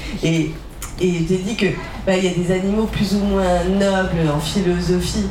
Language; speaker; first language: French; native; French